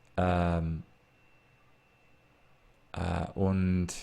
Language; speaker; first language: German; non-native, learner; English